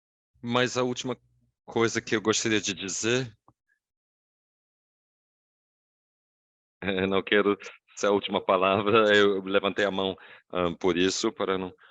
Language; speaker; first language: Portuguese; non-native, fluent; English